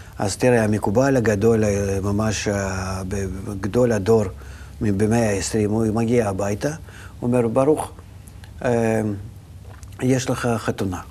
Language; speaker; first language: Hebrew; non-native, fluent; Russian